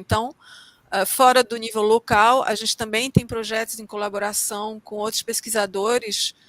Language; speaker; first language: Portuguese; native; Portuguese